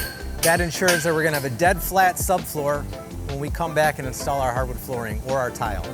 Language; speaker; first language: English; native; English